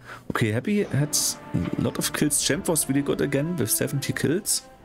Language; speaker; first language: English; non-native, fluent; German